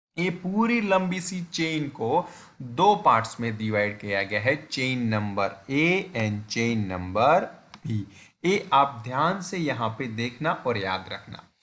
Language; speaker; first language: Hindi; non-native, local second language; Gujarati